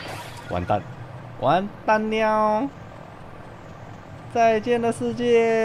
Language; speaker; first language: Chinese; native; Chinese